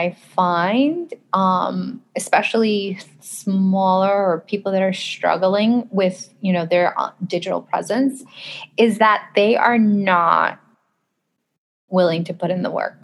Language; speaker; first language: English; early bilingual, other home language; Spanish